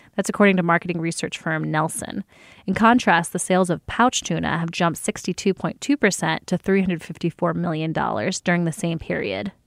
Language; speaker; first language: English; native; English